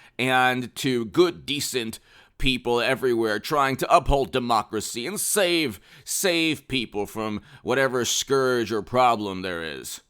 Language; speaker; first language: English; native; English